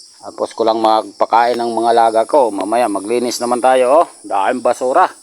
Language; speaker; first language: Filipino; non-native, local second language; Waray